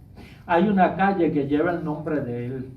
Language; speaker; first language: Spanish; native; Spanish